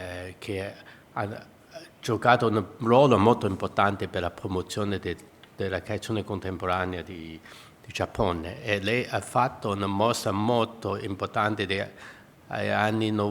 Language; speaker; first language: Italian; non-native, fluent; Chinese